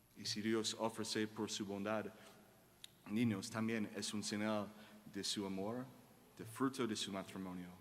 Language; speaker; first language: Spanish; non-native, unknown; English